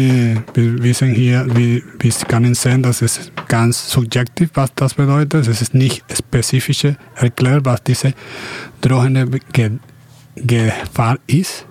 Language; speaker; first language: German; non-native, fluent; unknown